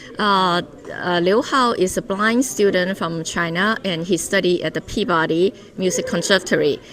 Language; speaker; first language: English; non-native, fluent; Chinese